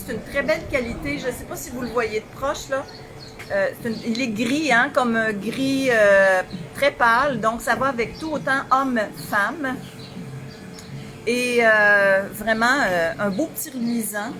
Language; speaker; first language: French; native; French